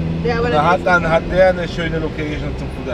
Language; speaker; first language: German; native; German